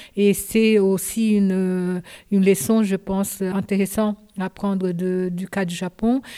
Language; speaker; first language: French; non-native, fluent; Japanese